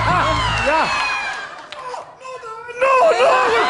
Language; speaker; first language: Spanish; native; Spanish